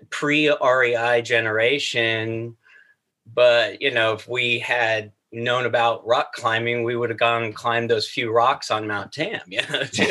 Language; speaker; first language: English; native; English